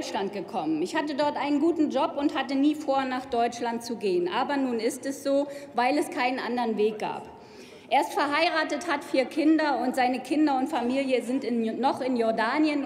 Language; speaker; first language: German; native; German